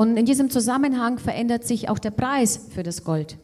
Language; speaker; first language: German; non-native, fluent; Russian